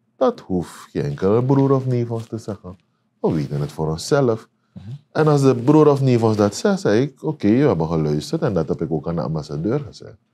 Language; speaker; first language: Dutch; native; Dutch